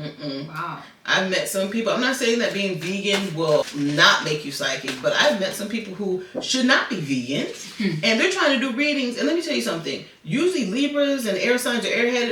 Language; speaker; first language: English; native; English